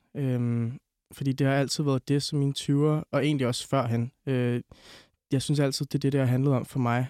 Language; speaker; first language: Danish; native; Danish